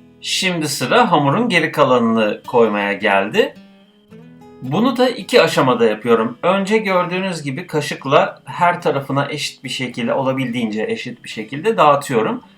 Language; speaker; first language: Turkish; native; Turkish